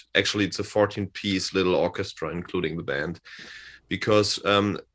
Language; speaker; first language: English; non-native, fluent; German